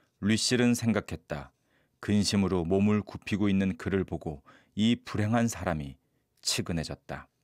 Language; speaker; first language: Korean; native; Korean